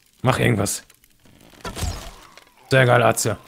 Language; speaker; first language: German; native; German